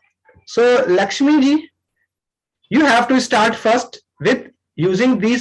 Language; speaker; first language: English; non-native, local second language; Hindi